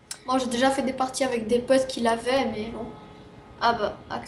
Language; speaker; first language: French; native; French